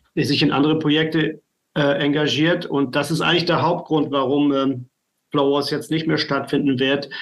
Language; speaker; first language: German; native; German